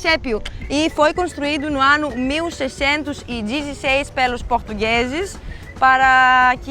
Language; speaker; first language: Portuguese; non-native, fluent; Greek